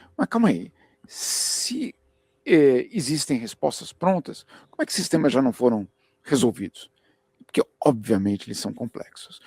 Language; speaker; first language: Portuguese; early bilingual, other home language; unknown